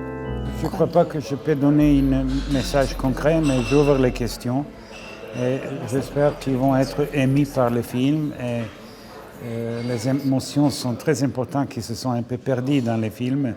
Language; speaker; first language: French; non-native, fluent; Serbian